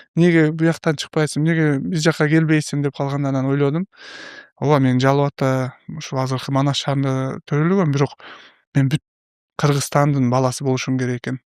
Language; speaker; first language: Kyrgyz; non-native, local second language; Uzbek